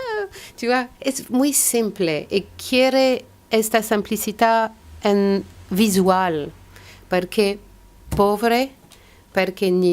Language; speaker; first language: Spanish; non-native, learner; French